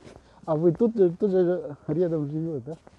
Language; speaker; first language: Russian; non-native, learner; Vietnamese